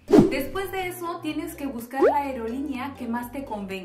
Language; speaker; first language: Spanish; native; Spanish